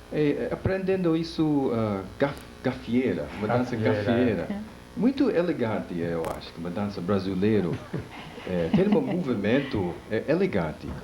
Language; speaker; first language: Portuguese; non-native, fluent; English